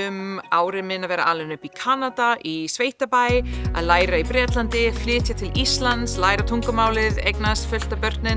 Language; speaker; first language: Icelandic; non-native, fluent; English